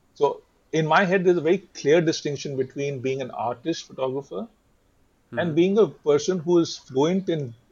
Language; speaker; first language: English; non-native, local second language; Hindi